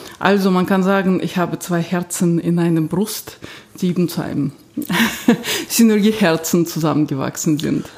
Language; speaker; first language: German; non-native, fluent; Russian